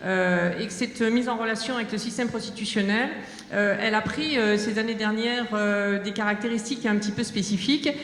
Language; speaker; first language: French; native; French